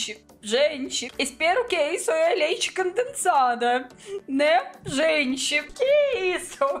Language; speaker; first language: Portuguese; non-native, learner; Russian